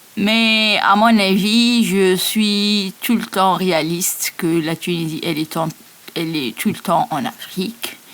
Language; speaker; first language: French; non-native, local second language; Arabic